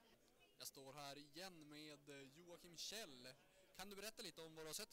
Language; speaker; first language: Swedish; native; Swedish